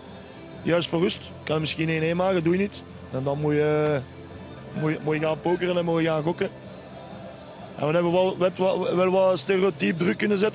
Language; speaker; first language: Dutch; native; Dutch